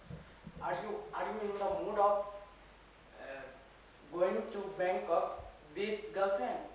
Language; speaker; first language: English; non-native, learner; Hindi